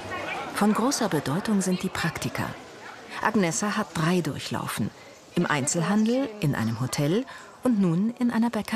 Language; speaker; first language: German; native; German